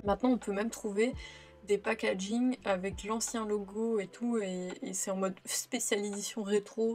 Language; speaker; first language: French; native; French